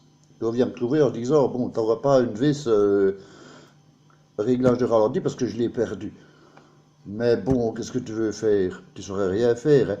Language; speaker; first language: French; native; French